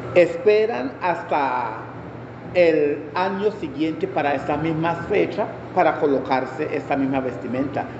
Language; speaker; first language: Spanish; non-native, local second language; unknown